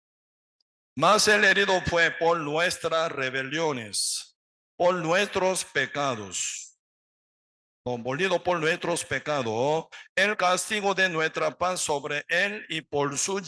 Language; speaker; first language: Spanish; non-native, learner; Korean